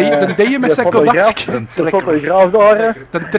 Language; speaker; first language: Dutch; native; Dutch